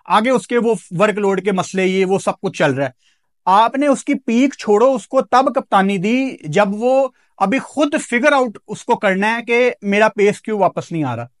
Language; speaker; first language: Urdu; non-native, local second language; Punjabi